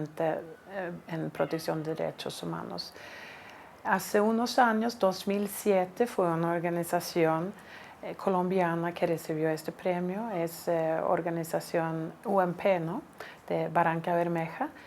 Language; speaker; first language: Spanish; non-native, fluent; Swedish